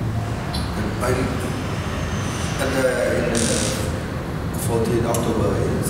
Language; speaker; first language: English; non-native, learner; Thai